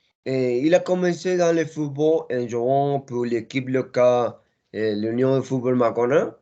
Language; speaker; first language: French; non-native, learner; Spanish